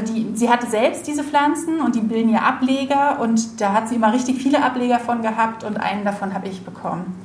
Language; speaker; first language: German; native; German